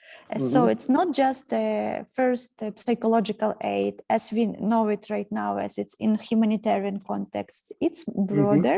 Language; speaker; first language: English; non-native, fluent; Ukrainian